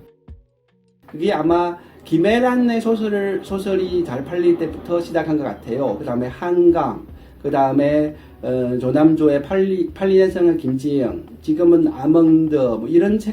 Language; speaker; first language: Korean; non-native, fluent; Chinese